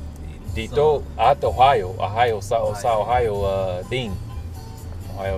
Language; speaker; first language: Filipino; non-native, learner; English